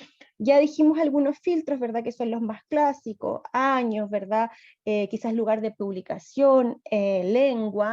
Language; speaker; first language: Spanish; native; Spanish